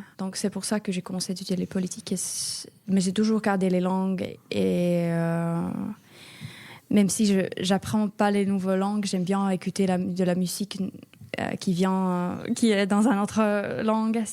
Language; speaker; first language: French; non-native, fluent; Finnish